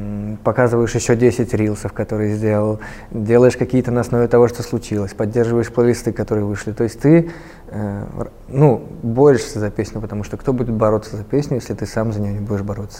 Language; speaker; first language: Russian; native; Russian